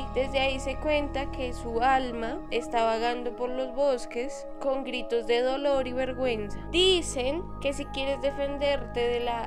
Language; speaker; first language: Spanish; native; Spanish